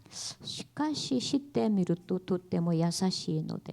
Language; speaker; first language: Japanese; non-native, learner; Korean